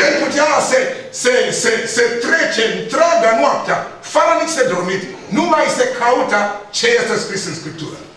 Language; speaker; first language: Romanian; non-native, learner; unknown